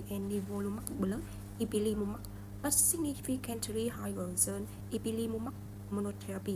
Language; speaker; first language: English; non-native, learner; Vietnamese